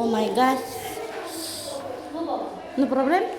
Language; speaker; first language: English; non-native, local second language; Filipino